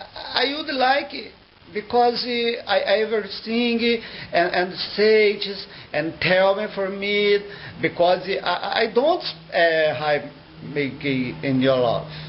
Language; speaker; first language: English; non-native, learner; Portuguese